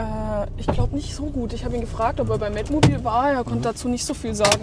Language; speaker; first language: German; native; German